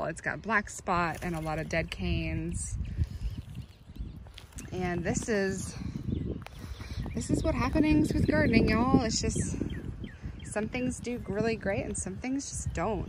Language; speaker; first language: English; native; English